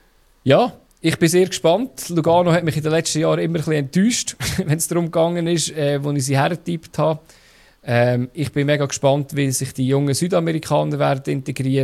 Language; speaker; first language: German; native; German